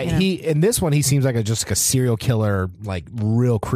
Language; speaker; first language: English; native; English